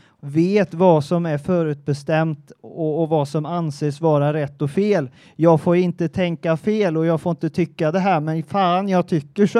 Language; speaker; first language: Swedish; native; Swedish